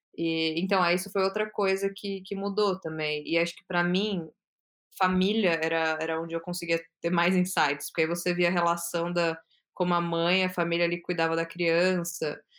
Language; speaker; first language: Portuguese; native; Portuguese